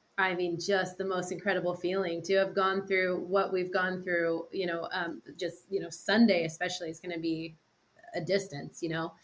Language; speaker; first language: English; native; English